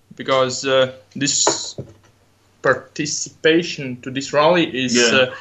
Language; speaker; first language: English; non-native, learner; Latvian